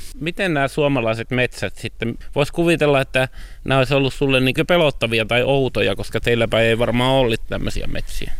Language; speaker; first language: Finnish; native; Finnish